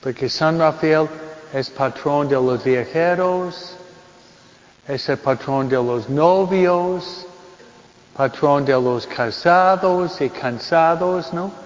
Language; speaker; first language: Spanish; non-native, fluent; English